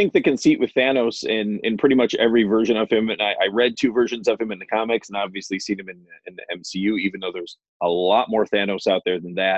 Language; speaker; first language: English; native; English